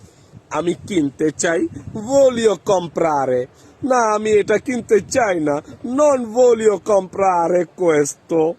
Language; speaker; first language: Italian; non-native, learner; Bangla